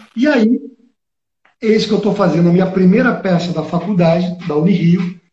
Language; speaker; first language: Portuguese; early bilingual, other home language; Spanish